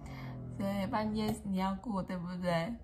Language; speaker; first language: Chinese; non-native, fluent; Vietnamese